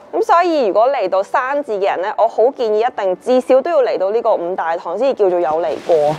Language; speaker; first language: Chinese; non-native, local second language; Cantonese